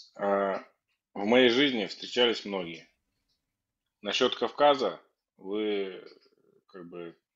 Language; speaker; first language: Russian; native; Russian